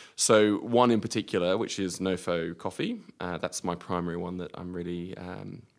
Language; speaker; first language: English; native; English